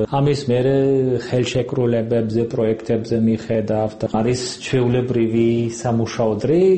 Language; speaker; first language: Georgian; non-native, fluent; German